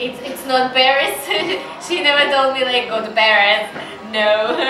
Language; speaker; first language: English; non-native, learner; Russian